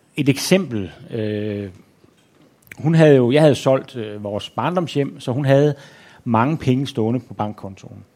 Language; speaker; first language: Danish; native; Danish